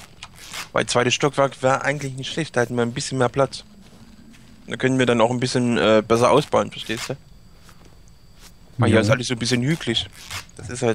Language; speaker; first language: German; native; German